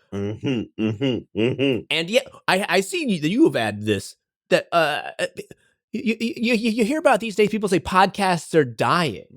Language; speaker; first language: English; native; English